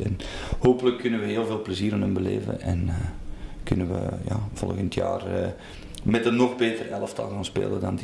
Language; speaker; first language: Dutch; native; Dutch